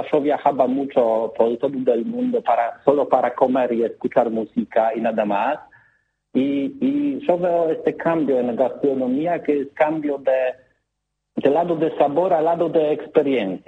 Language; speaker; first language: Spanish; non-native, learner; Polish